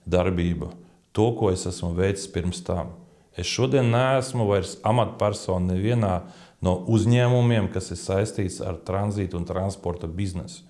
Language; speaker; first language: Latvian; native; Latvian